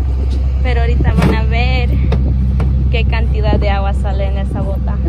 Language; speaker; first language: Spanish; early bilingual, other home language; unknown